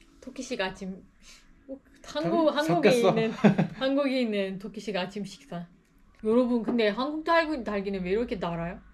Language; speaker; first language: Korean; non-native, learner; Turkish